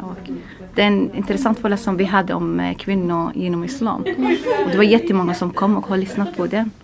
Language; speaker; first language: Swedish; non-native, learner; Arabic